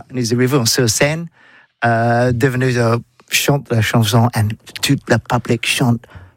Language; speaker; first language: French; non-native, learner; English